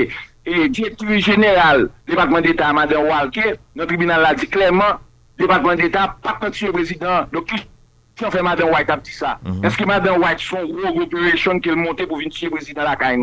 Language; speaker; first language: French; non-native, local second language; Haitian Creole